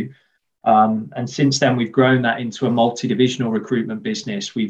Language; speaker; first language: English; native; English